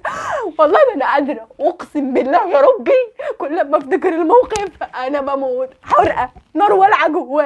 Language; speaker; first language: Arabic; native; Arabic